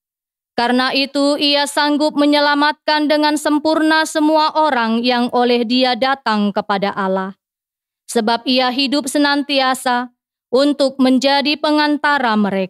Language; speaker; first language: Indonesian; native; Indonesian